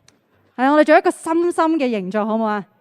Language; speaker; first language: Cantonese; native; Cantonese